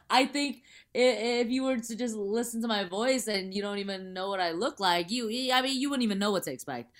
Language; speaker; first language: English; early bilingual, other home language; Chinese